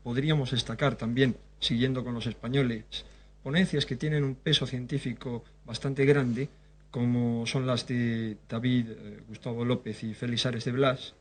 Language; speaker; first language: Spanish; native; Spanish